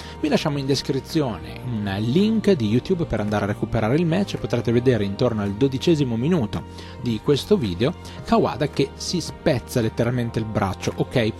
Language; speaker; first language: Italian; native; Italian